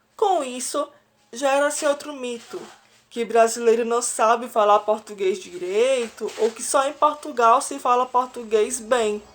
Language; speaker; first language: Portuguese; native; Portuguese